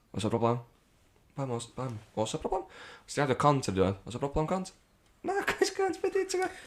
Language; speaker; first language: Welsh; native; Welsh